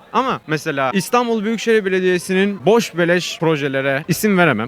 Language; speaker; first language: Turkish; native; Turkish